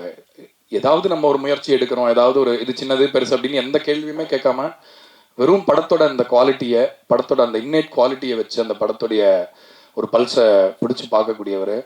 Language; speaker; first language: Tamil; native; Tamil